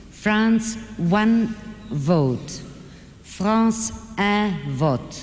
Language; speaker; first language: French; non-native, fluent; German